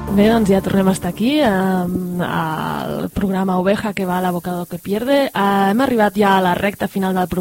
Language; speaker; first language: Catalan; native; Catalan